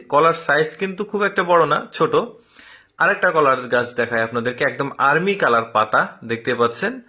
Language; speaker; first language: Bangla; native; Bangla